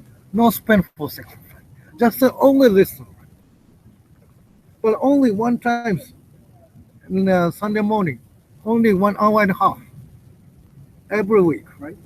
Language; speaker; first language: English; non-native, learner; Japanese